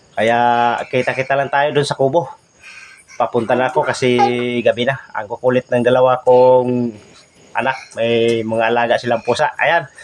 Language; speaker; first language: Filipino; non-native, local second language; Cebuano